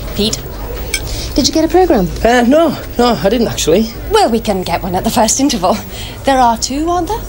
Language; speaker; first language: English; native; English